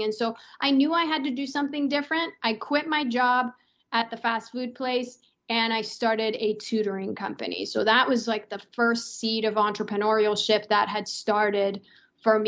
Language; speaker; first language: English; non-native, fluent; Persian